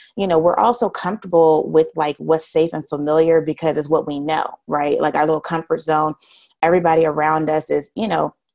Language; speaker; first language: English; native; English